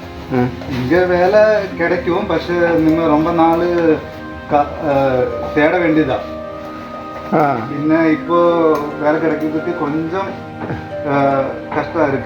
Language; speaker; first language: Tamil; non-native, learner; Malayalam